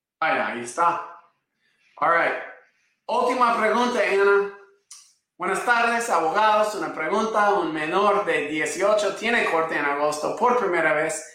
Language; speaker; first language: Spanish; non-native, fluent; English